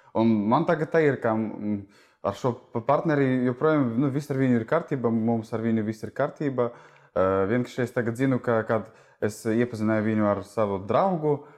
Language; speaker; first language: Latvian; non-native, local second language; Russian